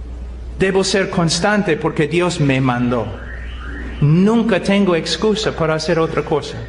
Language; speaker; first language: Spanish; non-native, fluent; English